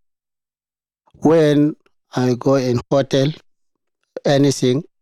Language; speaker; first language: English; non-native, learner; Arabic